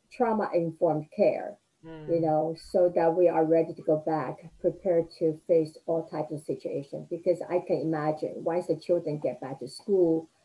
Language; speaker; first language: English; non-native, fluent; Chinese